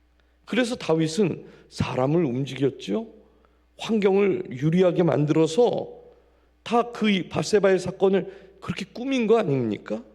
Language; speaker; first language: Korean; native; Korean